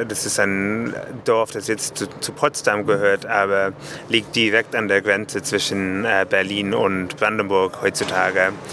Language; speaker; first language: German; non-native, fluent; English